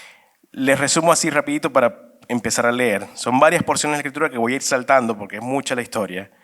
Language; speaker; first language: Spanish; native; Spanish